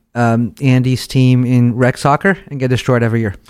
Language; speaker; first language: English; non-native, fluent; Portuguese